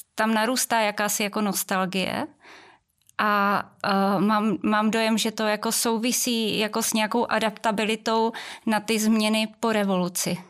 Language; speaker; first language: Czech; native; Czech